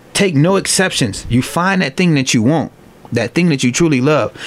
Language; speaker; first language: English; native; English